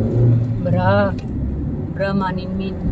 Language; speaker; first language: Norwegian; non-native, learner; Filipino